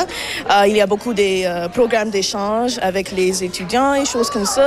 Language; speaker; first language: French; non-native, local second language; English